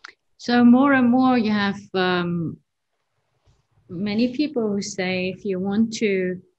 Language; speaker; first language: English; non-native, fluent; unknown